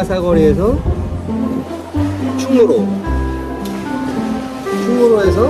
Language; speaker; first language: Korean; native; Korean